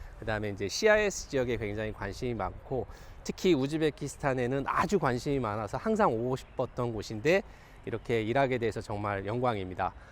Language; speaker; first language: Korean; native; Korean